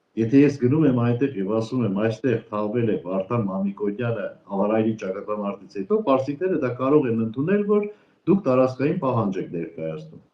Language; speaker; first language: Armenian; native; Armenian